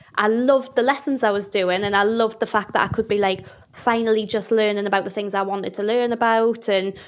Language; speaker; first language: English; native; English